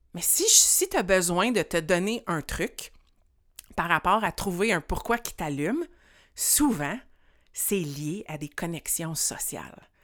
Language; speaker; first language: French; native; French